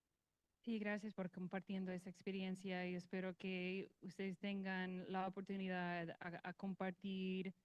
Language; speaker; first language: Spanish; non-native, learner; English